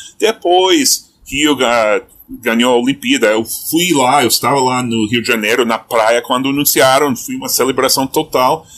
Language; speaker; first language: Portuguese; non-native, fluent; English